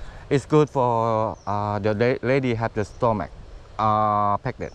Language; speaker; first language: English; non-native, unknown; Thai